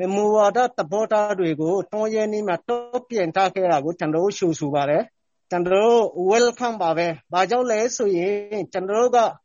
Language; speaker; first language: Burmese; non-native, local second language; Rohingya